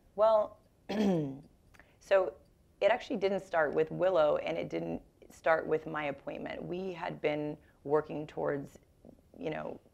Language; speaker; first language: English; native; English